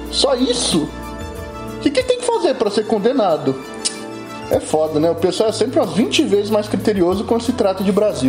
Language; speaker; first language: Portuguese; native; Portuguese